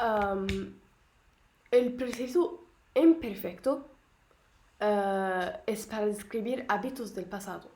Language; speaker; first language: Spanish; non-native, learner; Arabic